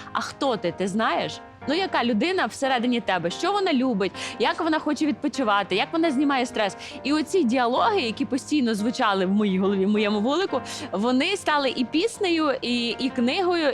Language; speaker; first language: Ukrainian; native; Ukrainian